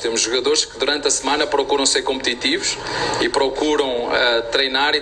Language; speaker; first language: Portuguese; native; Portuguese